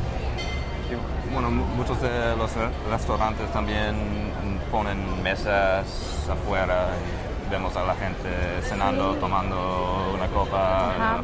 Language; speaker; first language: Spanish; non-native, fluent; English